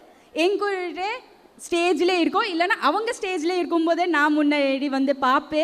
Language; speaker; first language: Tamil; non-native, local second language; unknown